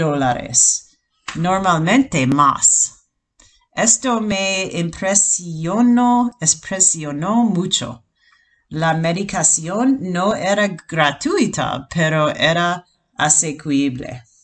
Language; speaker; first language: Spanish; non-native, fluent; English